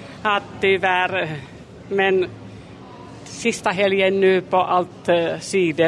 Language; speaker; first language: Swedish; non-native, fluent; Finnish